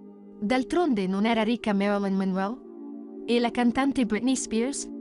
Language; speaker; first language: Italian; native; Italian